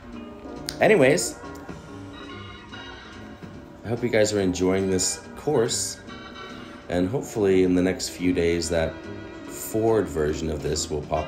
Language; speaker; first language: English; native; English